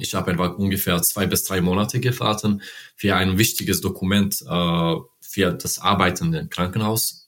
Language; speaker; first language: German; non-native, learner; Serbian